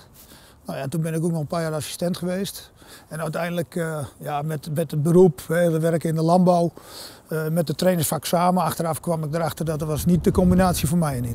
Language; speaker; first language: Dutch; native; Dutch